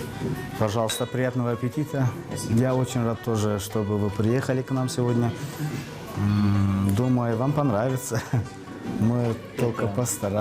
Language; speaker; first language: Russian; non-native, learner; Azerbaijani